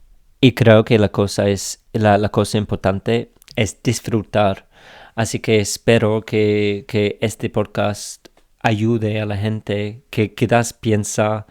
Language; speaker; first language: Spanish; non-native, fluent; English